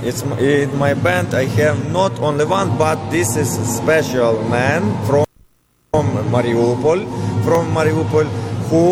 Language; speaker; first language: English; non-native, learner; Ukrainian